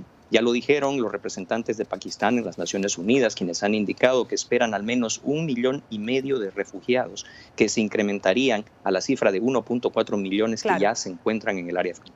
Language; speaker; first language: Spanish; native; Spanish